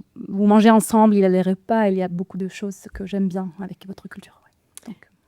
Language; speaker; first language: French; non-native, fluent; Norwegian